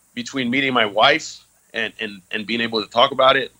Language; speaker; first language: English; early bilingual, other home language; French